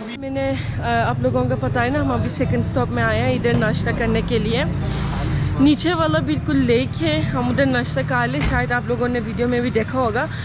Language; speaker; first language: Urdu; non-native, learner; Turkish